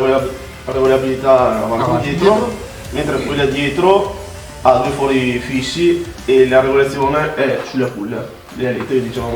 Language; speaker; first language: Italian; native; Italian